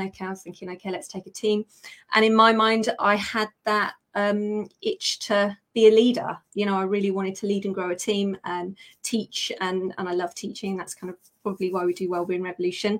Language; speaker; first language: English; native; English